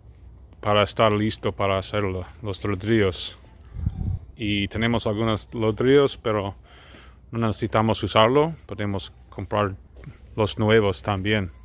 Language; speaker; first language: Spanish; non-native, learner; English